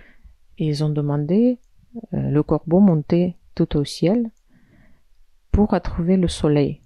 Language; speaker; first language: French; non-native, fluent; Russian